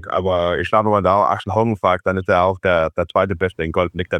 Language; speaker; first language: German; non-native, fluent; Faroese